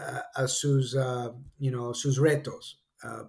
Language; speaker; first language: Spanish; non-native, fluent; English